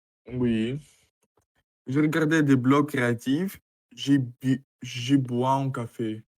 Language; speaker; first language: French; non-native, learner; Russian